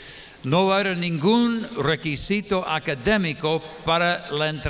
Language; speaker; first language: Spanish; non-native, fluent; English